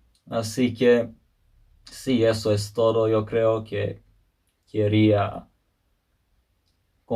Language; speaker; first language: Spanish; non-native, fluent; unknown